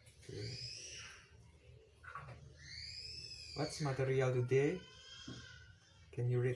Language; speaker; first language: English; non-native, learner; Indonesian